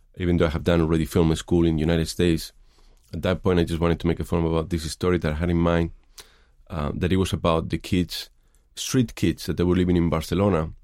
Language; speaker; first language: English; non-native, fluent; Spanish